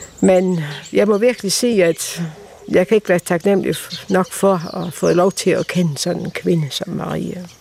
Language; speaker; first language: Danish; native; Danish